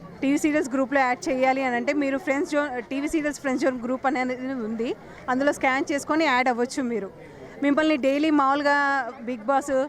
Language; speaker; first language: Telugu; non-native, fluent; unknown